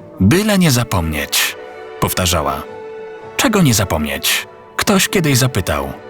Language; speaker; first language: Polish; native; Polish